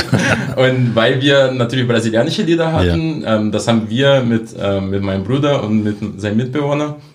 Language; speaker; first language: German; non-native, fluent; Portuguese